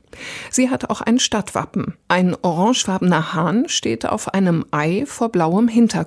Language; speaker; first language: German; native; German